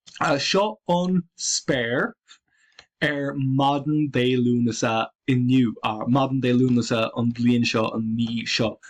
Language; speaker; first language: Irish; non-native, local second language; English